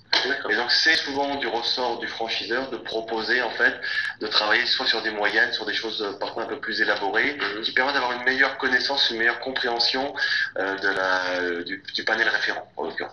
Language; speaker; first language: French; native; French